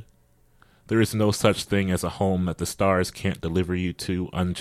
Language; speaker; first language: English; native; English